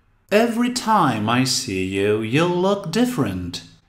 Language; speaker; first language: English; non-native, fluent; Portuguese